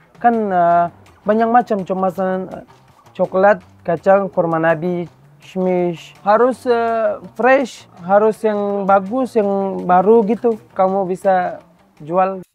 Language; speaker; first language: Indonesian; non-native, learner; Arabic